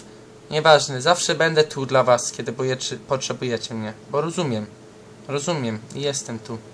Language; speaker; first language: Polish; early bilingual, heritage; English